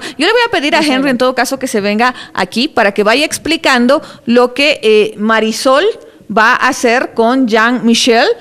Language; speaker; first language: Spanish; native; Spanish